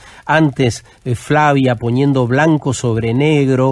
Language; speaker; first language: Spanish; native; Spanish